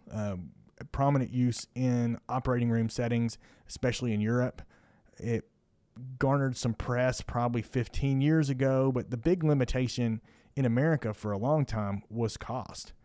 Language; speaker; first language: English; native; English